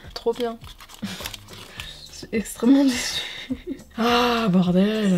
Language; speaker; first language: French; native; French